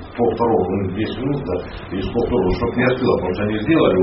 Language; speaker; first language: Russian; native; Russian